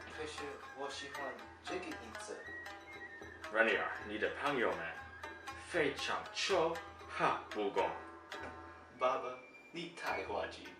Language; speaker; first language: Chinese; non-native, learner; English